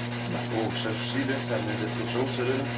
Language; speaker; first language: French; native; French